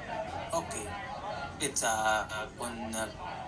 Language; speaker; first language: Italian; non-native, learner; Arabic